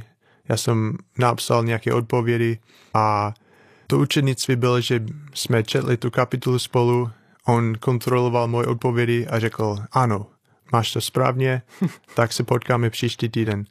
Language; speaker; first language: Czech; non-native, fluent; English